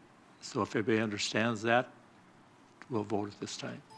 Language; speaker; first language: English; native; English